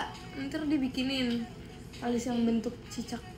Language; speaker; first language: Indonesian; native; Indonesian